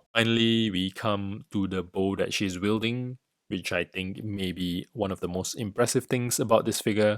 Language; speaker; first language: English; native; English